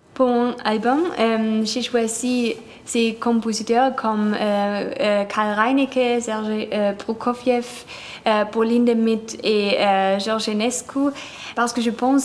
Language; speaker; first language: French; non-native, fluent; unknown